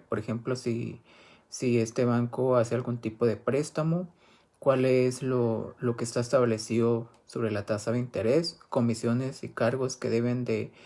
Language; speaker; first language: Spanish; native; Spanish